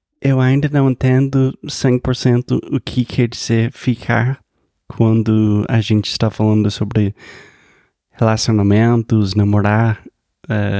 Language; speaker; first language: Portuguese; non-native, fluent; English